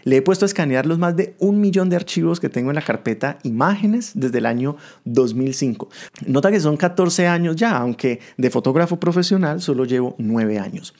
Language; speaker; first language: Spanish; native; Spanish